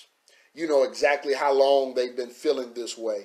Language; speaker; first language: English; native; English